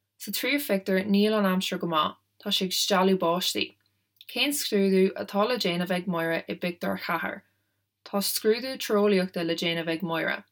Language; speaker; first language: Irish; non-native, local second language; English